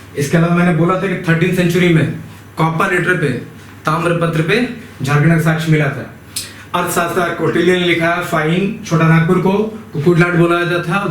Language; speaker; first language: Hindi; native; Hindi